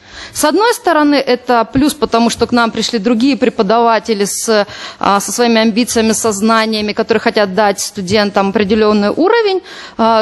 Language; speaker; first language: Russian; native; Russian